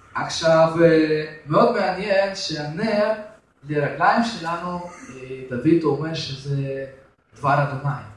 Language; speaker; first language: Hebrew; non-native, fluent; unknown